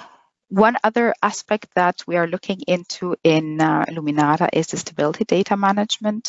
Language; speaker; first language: English; non-native, fluent; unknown